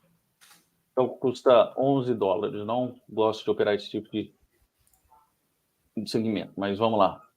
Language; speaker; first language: Portuguese; native; Portuguese